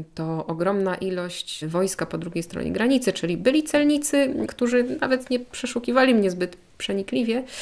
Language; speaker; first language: Polish; native; Polish